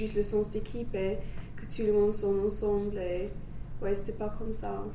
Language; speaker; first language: French; non-native, learner; English